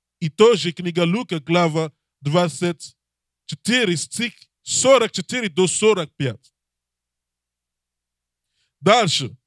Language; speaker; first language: Russian; non-native, learner; English